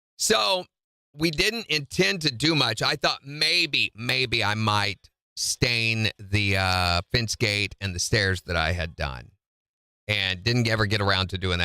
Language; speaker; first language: English; native; English